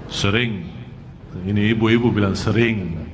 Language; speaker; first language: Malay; non-native, fluent; Arabic